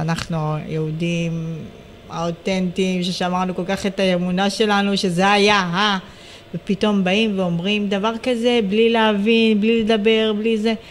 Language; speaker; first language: Hebrew; early bilingual, other home language; Amharic